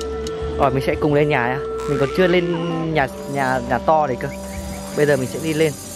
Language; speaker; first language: Vietnamese; native; Vietnamese